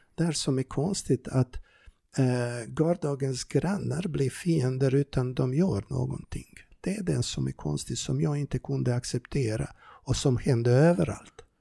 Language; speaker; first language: Swedish; non-native, fluent; Serbian